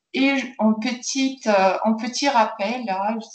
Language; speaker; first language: French; non-native, fluent; Ukrainian